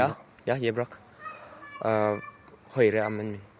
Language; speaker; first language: Norwegian; non-native, learner; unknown